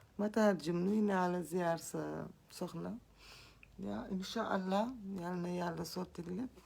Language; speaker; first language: Wolof; non-native, local second language; Fula